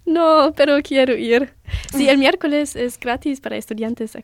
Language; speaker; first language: Spanish; non-native, learner; German